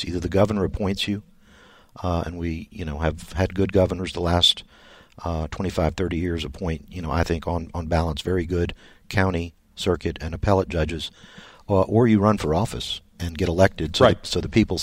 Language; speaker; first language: English; native; English